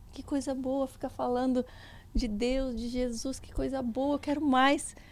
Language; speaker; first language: Portuguese; native; Portuguese